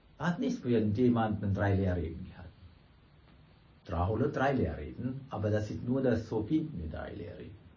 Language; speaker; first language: German; non-native, fluent; Sinhala